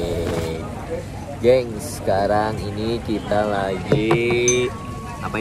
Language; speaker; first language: Indonesian; native; Indonesian